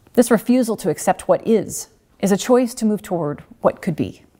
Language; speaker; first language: English; native; English